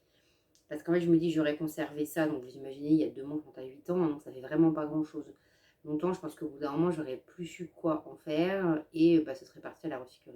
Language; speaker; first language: French; native; French